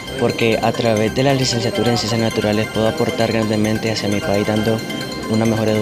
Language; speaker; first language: Spanish; native; Spanish